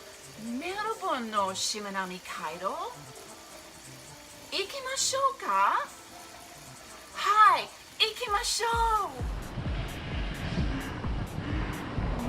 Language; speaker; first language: Japanese; non-native, learner; English